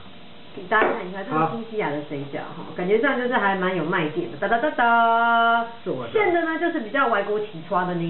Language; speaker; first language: Chinese; native; Chinese